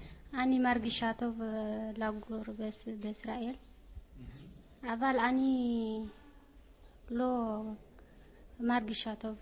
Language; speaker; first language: Hebrew; non-native, learner; Amharic